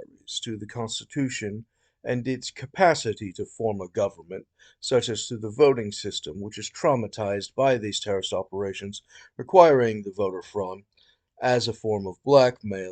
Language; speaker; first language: English; native; English